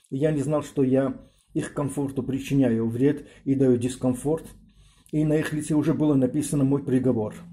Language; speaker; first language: Russian; non-native, local second language; Armenian